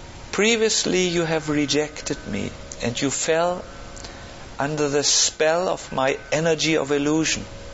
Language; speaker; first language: English; non-native, fluent; German